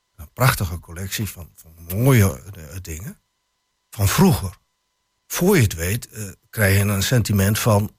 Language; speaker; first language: Dutch; native; Dutch